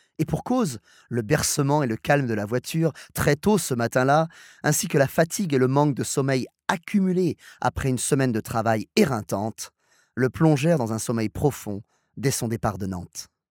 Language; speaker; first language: French; native; French